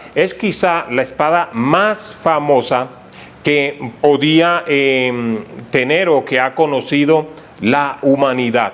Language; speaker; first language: Spanish; native; Spanish